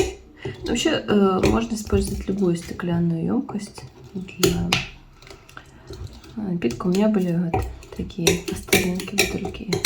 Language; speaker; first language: Russian; non-native, fluent; Ukrainian